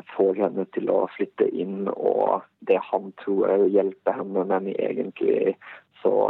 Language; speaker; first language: Norwegian; early bilingual, other home language; Bosnian